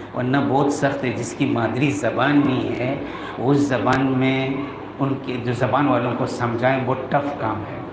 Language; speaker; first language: Urdu; non-native, local second language; Kashmiri